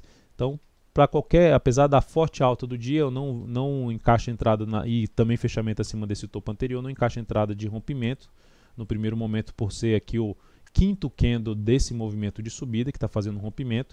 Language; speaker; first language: Portuguese; native; Portuguese